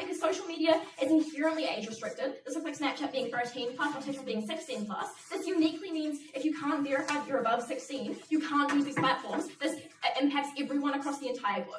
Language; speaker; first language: English; native; English